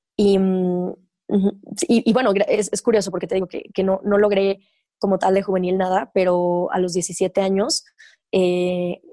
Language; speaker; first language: Spanish; native; Spanish